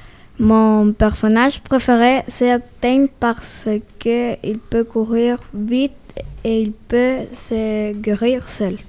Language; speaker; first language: French; non-native, learner; Spanish